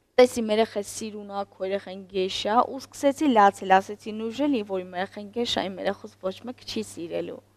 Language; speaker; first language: Armenian; native; Armenian